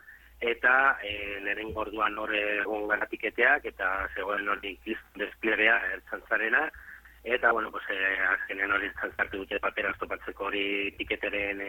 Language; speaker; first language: Basque; native; Basque